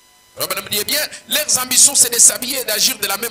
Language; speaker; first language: French; non-native, local second language; Swahili